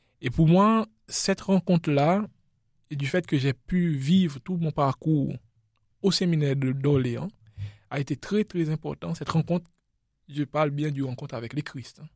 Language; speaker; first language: French; non-native, local second language; Seselwa Creole French